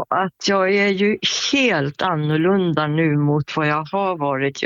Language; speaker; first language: Swedish; native; Swedish